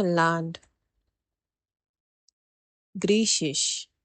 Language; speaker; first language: German; non-native, fluent; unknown